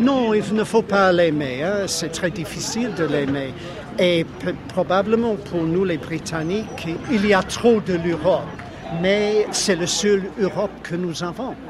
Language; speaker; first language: French; non-native, fluent; English